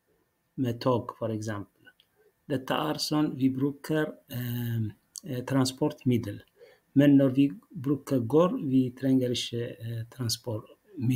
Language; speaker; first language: Norwegian; non-native, learner; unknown